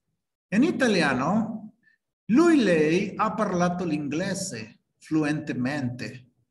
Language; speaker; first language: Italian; non-native, fluent; Spanish